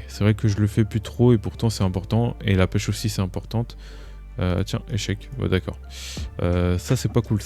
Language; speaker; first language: French; native; French